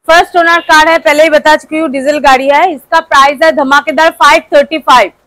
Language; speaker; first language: Hindi; non-native, local second language; Bangla